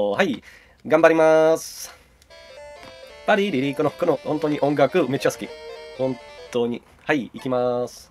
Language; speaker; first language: Japanese; non-native, learner; Czech